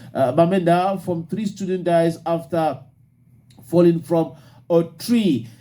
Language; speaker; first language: English; non-native, local second language; French